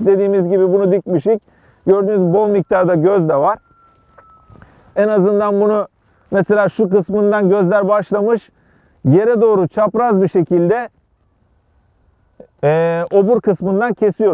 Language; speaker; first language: Turkish; native; Turkish